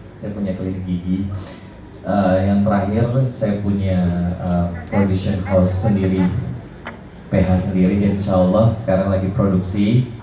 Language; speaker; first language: Indonesian; native; Indonesian